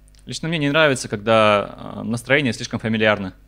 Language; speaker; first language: Russian; native; Russian